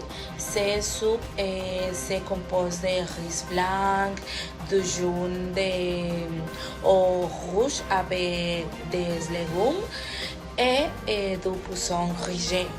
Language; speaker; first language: French; non-native, learner; Spanish